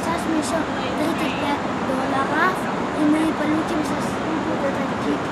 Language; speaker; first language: Russian; early bilingual, heritage; Hebrew